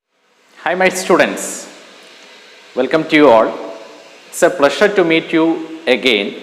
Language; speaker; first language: English; non-native, local second language; Malayalam